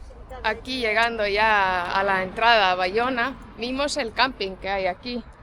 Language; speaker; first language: Spanish; non-native, fluent; Estonian